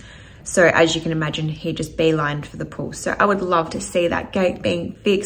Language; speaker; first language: English; native; English